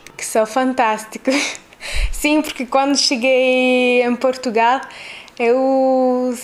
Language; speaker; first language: Portuguese; non-native, fluent; Italian